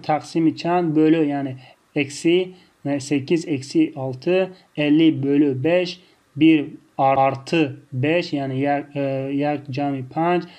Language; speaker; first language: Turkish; non-native, fluent; Tajik